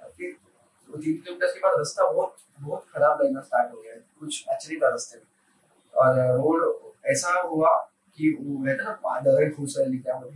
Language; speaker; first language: Hindi; non-native, local second language; Marathi